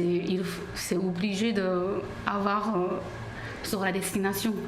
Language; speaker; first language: French; non-native, learner; Chinese